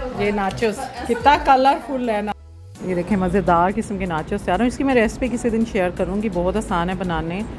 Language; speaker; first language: Urdu; native; Urdu